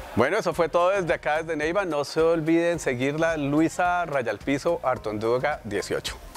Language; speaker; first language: Spanish; early bilingual, heritage; English